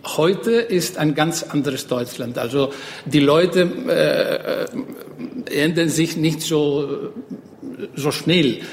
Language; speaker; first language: German; non-native, fluent; Greek